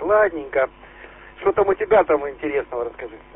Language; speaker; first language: Russian; native; Russian